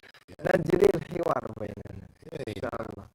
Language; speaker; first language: Arabic; non-native, fluent; Indonesian